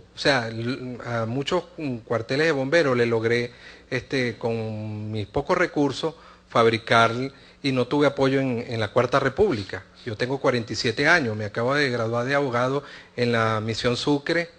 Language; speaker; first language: Spanish; native; Spanish